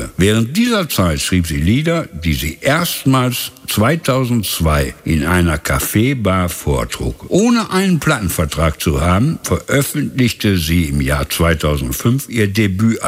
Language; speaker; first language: German; native; German